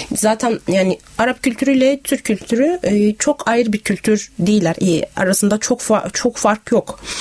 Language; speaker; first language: Turkish; non-native, fluent; Arabic